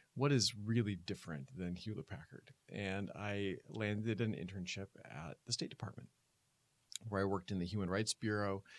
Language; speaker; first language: English; native; English